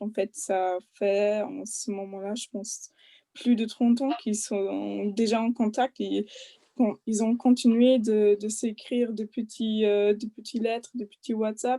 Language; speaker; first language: French; non-native, fluent; German